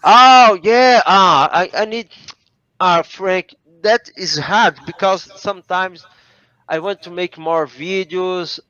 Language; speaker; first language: English; non-native, learner; Portuguese